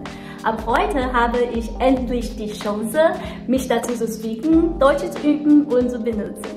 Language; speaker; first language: German; non-native, learner; Chinese